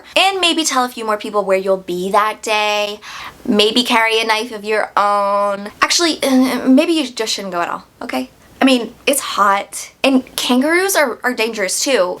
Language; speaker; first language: English; native; English